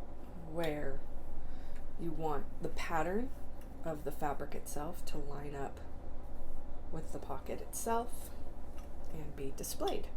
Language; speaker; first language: English; native; English